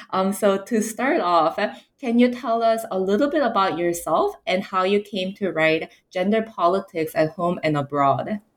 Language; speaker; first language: English; native; English